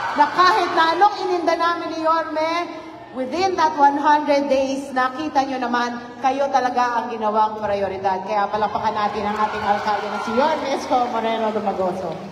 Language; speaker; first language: Filipino; native; Filipino